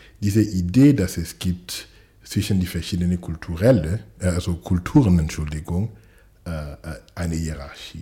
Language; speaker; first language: German; non-native, fluent; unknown